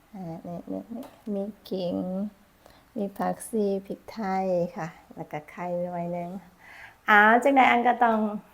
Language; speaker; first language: Thai; non-native, local second language; Northeastern Thai